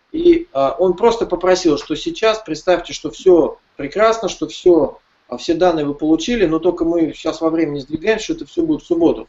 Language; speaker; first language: Russian; native; Russian